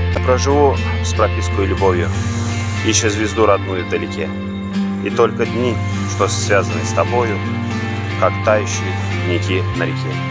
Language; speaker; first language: Russian; non-native, local second language; Turkmen